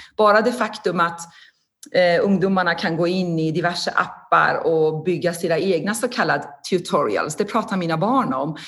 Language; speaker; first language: Swedish; non-native, fluent; Persian